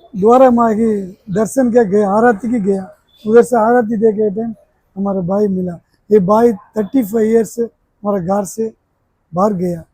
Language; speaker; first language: Hindi; non-native, local second language; Tamil